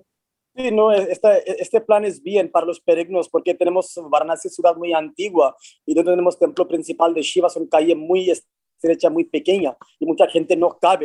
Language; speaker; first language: Spanish; non-native, fluent; Hindi